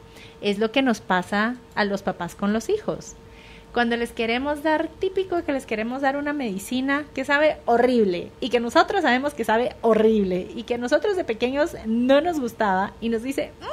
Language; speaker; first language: Spanish; native; Spanish